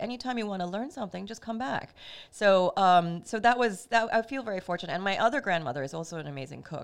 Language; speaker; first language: English; native; English